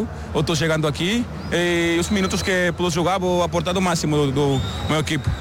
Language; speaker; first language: Portuguese; non-native, learner; Spanish